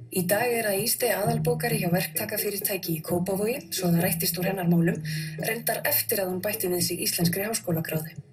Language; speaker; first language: Icelandic; native; Icelandic